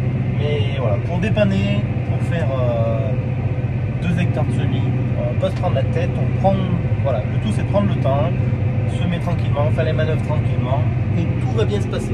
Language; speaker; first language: French; native; French